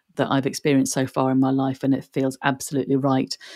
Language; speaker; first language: English; native; English